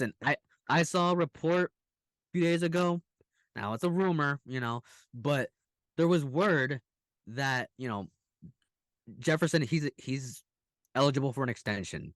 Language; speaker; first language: English; native; English